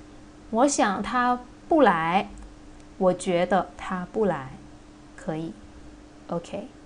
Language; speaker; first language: Chinese; non-native, fluent; Thai